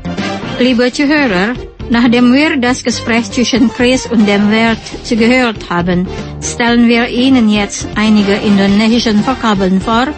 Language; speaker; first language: German; non-native, fluent; Indonesian